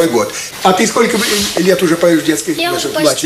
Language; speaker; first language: Russian; native; Russian